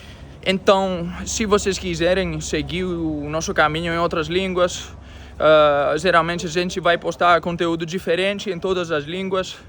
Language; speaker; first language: Portuguese; non-native, fluent; Greek